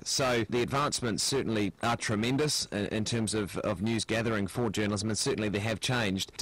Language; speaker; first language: English; native; English